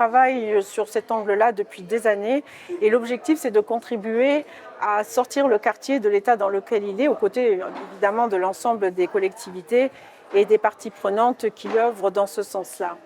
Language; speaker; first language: French; native; French